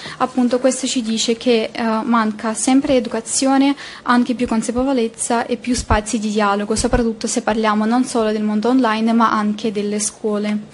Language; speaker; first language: Italian; non-native, fluent; Ukrainian